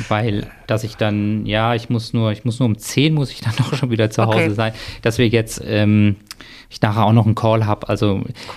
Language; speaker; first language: German; native; German